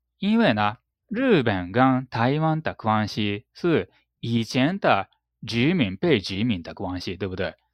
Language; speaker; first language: Chinese; non-native, fluent; Japanese